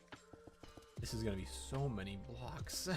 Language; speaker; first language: English; native; English